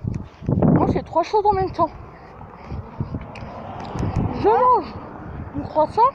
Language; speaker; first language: French; native; French